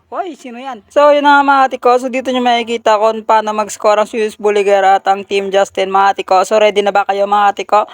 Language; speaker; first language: Filipino; non-native, local second language; Hiligaynon